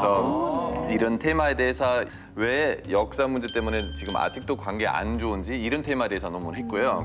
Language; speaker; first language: Korean; non-native, fluent; German